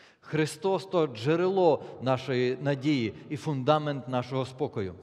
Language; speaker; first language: Polish; non-native, learner; Ukrainian